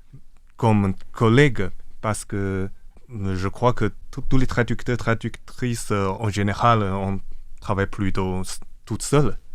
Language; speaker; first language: French; non-native, fluent; Chinese